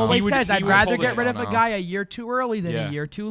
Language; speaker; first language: English; native; English